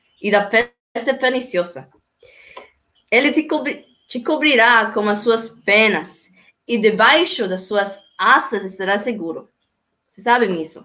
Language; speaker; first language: Portuguese; non-native, learner; Spanish